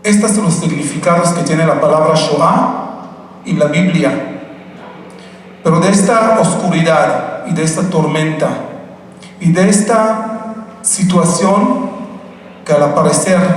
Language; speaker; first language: Spanish; non-native, fluent; Hebrew